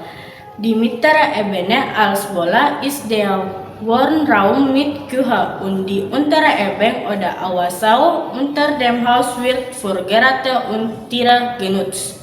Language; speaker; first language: German; non-native, learner; Indonesian